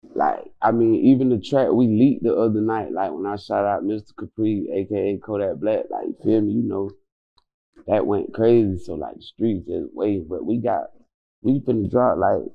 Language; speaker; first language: English; native; English